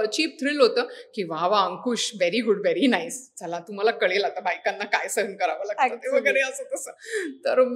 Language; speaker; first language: Marathi; native; Marathi